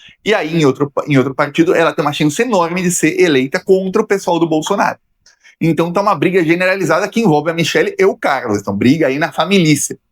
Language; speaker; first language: Portuguese; native; Portuguese